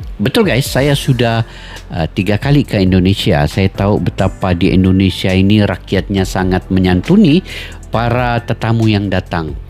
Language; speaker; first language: Indonesian; native; Indonesian